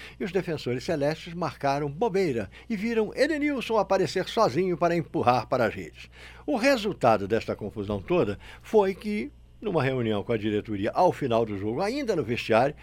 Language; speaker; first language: Portuguese; native; Portuguese